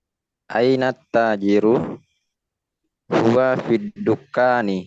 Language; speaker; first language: Arabic; non-native, learner; Indonesian